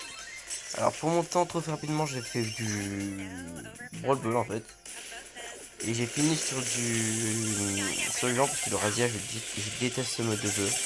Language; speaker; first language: French; native; French